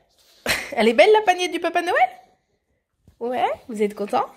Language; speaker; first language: French; native; French